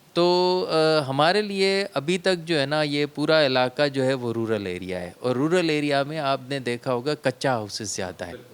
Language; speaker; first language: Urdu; non-native, local second language; Sindhi